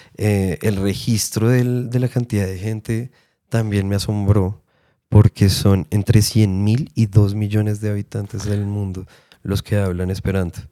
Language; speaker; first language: Spanish; native; Spanish